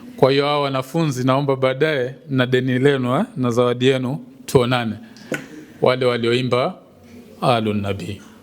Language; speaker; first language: Swahili; native; Swahili